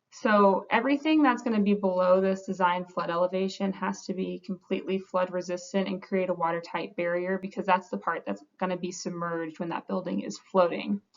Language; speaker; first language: English; native; English